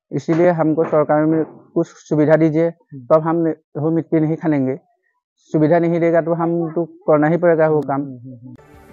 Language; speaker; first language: Hindi; non-native, local second language; Assamese